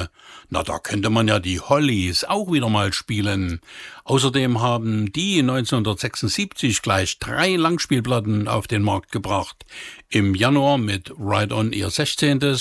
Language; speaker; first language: German; native; German